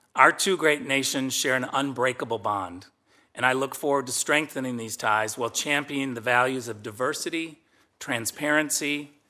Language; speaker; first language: English; native; English